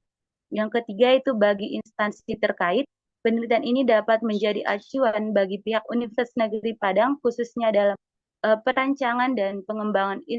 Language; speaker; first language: Indonesian; native; Indonesian